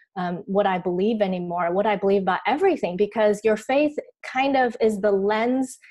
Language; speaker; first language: English; early bilingual, other home language; Chinese